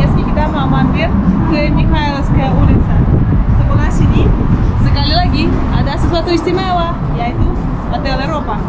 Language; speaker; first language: Indonesian; non-native, fluent; Russian